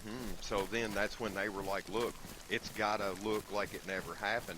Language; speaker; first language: English; native; English